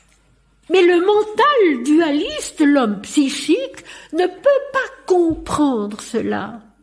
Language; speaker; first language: French; native; French